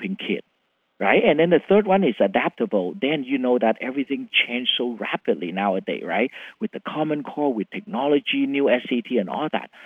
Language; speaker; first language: English; non-native, fluent; Vietnamese